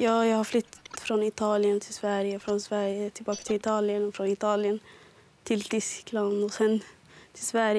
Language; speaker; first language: Swedish; early bilingual, other home language; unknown